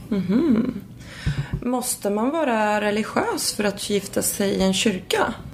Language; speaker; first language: Swedish; native; Swedish